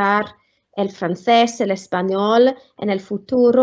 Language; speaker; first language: Spanish; non-native, fluent; Welsh